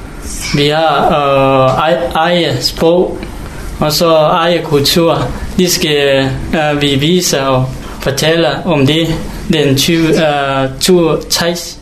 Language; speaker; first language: Danish; non-native, learner; Hakha Chin